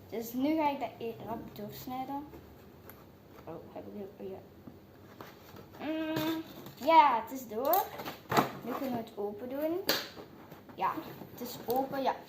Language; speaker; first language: Dutch; early bilingual, other home language; Filipino